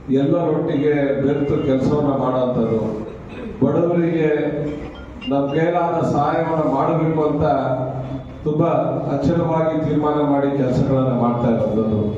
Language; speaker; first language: Kannada; native; Kannada